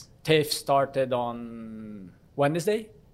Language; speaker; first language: English; non-native, fluent; Korean